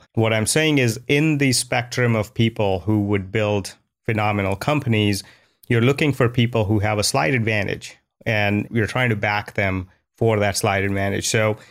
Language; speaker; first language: English; non-native, local second language; Hindi